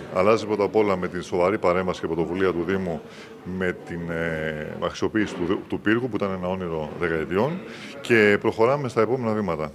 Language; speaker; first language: Greek; native; Greek